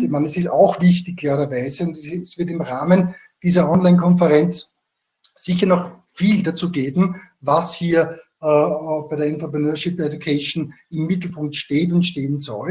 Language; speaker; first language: German; native; German